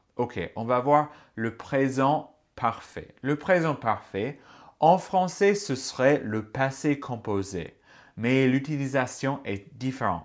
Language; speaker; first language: French; non-native, fluent; English